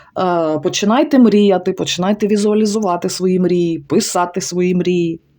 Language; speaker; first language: Ukrainian; non-native, local second language; Russian